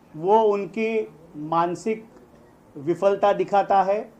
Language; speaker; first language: Hindi; non-native, local second language; Marathi